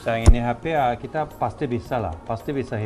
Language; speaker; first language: Indonesian; non-native, fluent; Swedish